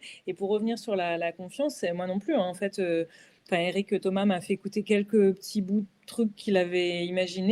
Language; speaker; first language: French; native; French